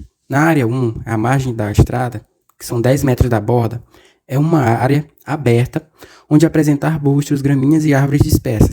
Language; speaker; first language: Portuguese; native; Portuguese